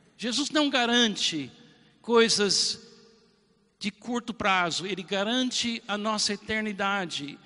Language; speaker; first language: Portuguese; non-native, fluent; English